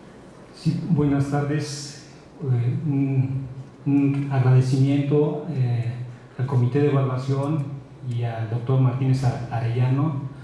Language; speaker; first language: Spanish; native; Spanish